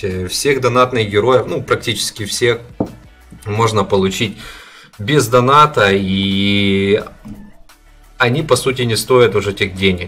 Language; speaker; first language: Russian; native; Russian